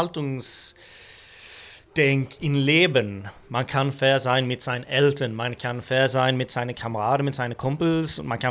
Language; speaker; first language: German; non-native, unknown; Swedish